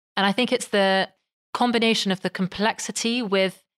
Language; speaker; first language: English; native; English